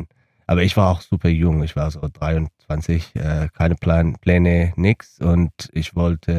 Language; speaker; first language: German; non-native, learner; Hebrew